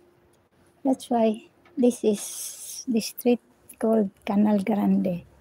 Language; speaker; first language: English; non-native, local second language; Filipino